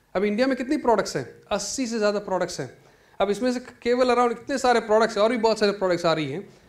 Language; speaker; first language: Hindi; non-native, local second language; Malayalam